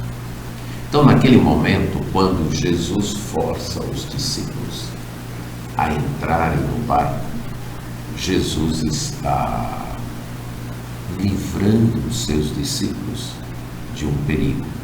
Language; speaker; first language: Portuguese; native; Portuguese